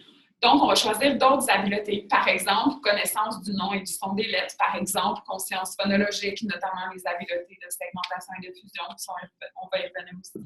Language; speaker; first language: French; native; French